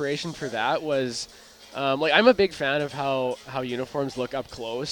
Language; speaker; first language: English; native; English